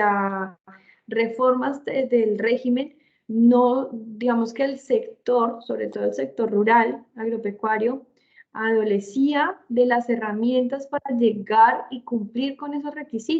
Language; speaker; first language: Spanish; native; Spanish